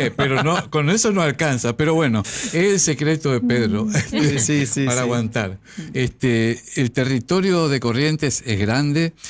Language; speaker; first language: Spanish; native; Spanish